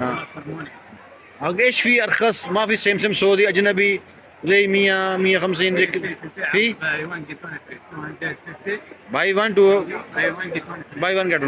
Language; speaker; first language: Arabic; non-native, learner; Urdu